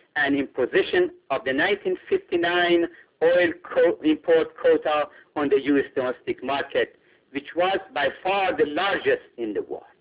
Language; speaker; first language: English; non-native, fluent; Persian